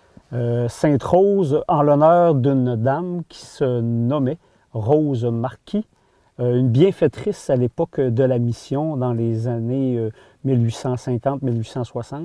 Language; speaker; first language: French; native; French